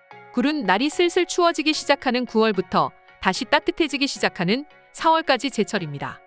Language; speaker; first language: Korean; native; Korean